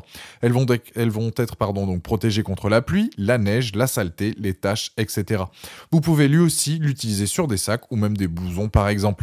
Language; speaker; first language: French; native; French